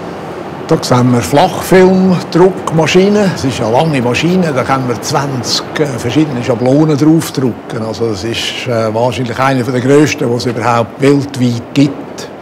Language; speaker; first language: German; native; German